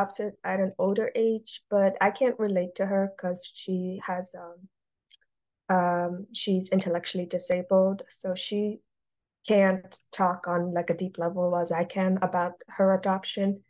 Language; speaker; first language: English; early bilingual, other home language; Russian